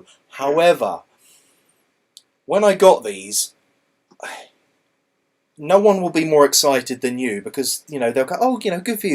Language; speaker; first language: English; native; English